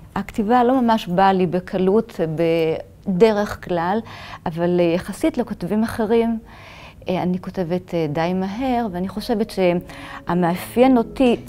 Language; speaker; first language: Hebrew; native; Hebrew